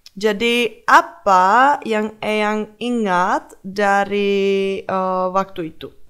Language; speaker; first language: Indonesian; non-native, fluent; Czech